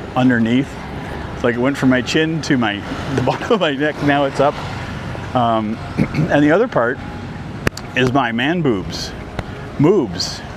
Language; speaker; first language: English; native; English